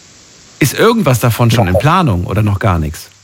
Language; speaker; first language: German; native; German